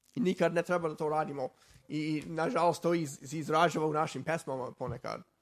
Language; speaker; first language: Serbian; non-native, fluent; Slovak